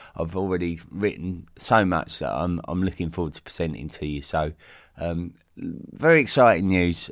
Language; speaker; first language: English; native; English